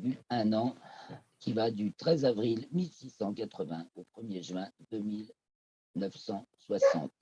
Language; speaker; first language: French; native; French